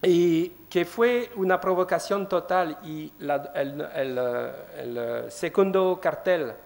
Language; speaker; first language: Spanish; non-native, learner; French